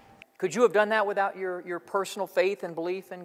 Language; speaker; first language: English; native; English